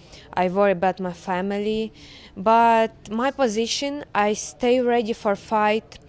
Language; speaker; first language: English; non-native, learner; Ukrainian